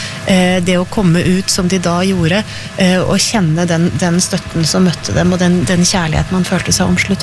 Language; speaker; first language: Norwegian; native; Norwegian